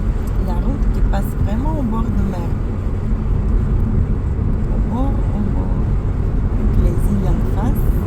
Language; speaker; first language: French; non-native, fluent; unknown